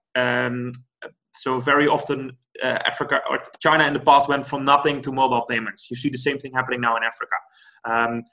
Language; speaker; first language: English; non-native, fluent; Dutch